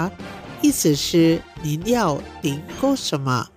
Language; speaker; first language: Chinese; non-native, fluent; Indonesian